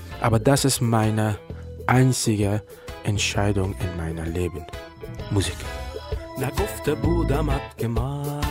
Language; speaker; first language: German; non-native, learner; Persian